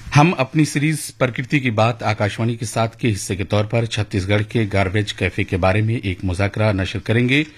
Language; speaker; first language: Urdu; native; Urdu